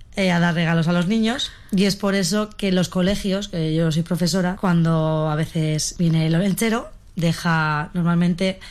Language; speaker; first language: Spanish; native; Spanish